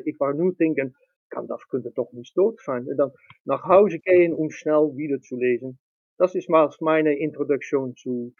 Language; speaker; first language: German; non-native, learner; Dutch